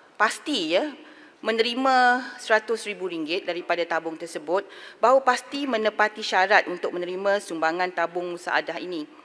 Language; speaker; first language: Malay; native; Malay